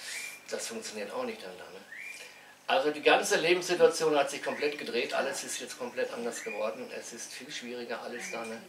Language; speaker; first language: German; native; German